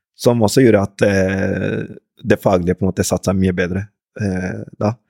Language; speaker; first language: Norwegian; early bilingual, other home language; Rundi